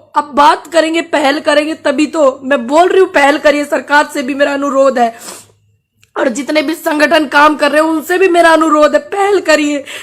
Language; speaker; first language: Hindi; native; Hindi